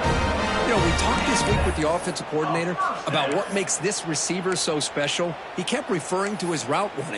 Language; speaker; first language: English; native; English